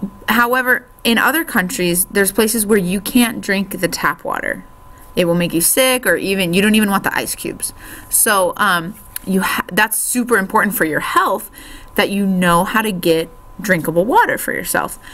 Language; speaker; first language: English; native; English